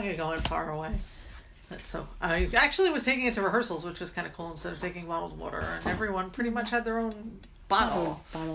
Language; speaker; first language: English; native; English